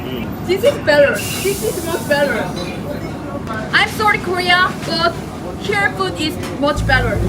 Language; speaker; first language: English; non-native, learner; Korean